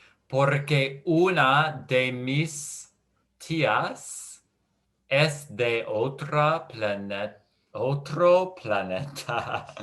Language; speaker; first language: Spanish; non-native, learner; English